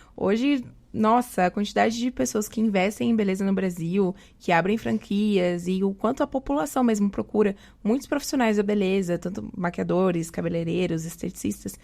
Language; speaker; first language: Portuguese; native; Portuguese